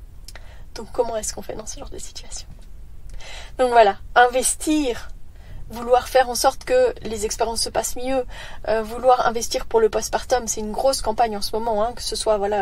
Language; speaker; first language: French; native; French